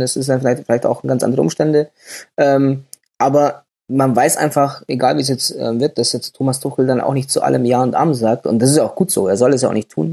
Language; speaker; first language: German; native; German